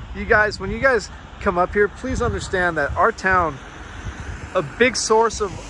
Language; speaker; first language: English; native; English